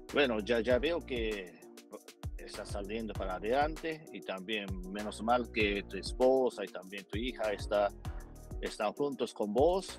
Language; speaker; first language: Spanish; non-native, fluent; Japanese